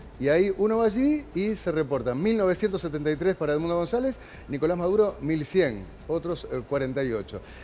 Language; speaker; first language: Spanish; native; Spanish